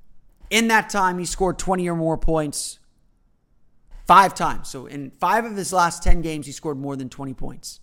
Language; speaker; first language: English; native; English